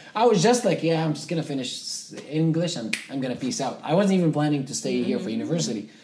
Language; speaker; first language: English; non-native, fluent; Central Atlas Tamazight